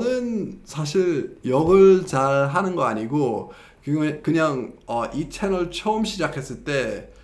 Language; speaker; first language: Korean; non-native, fluent; English